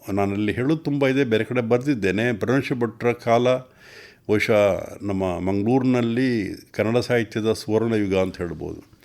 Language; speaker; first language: Kannada; non-native, local second language; Tulu